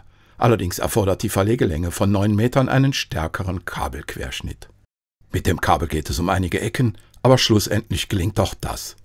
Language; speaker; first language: German; native; German